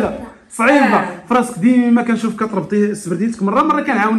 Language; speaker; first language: Arabic; native; Arabic